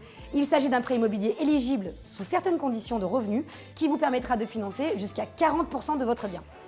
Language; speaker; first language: French; native; French